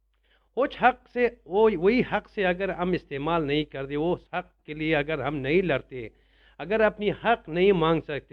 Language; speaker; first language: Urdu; non-native, learner; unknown